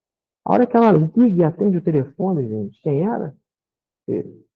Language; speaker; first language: Portuguese; native; Portuguese